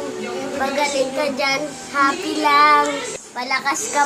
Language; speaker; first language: Filipino; native; Filipino